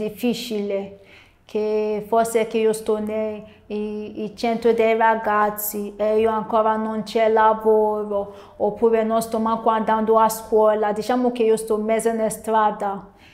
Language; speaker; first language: Italian; non-native, learner; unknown